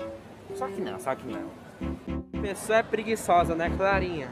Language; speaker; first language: Portuguese; native; Portuguese